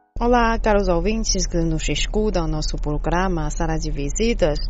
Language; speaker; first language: Portuguese; non-native, learner; Chinese